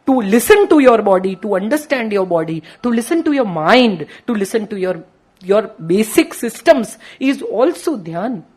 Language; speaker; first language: English; non-native, local second language; Gujarati